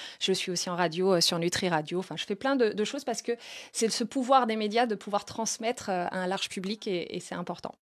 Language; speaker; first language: French; native; French